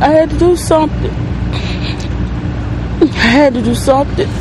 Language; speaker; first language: English; native; English